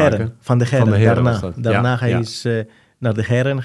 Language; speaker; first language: Dutch; non-native, fluent; Greek